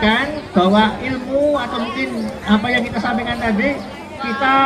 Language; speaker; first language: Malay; non-native, local second language; Javanese